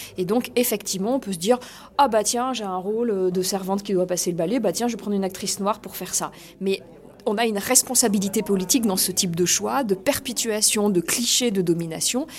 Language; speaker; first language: French; native; French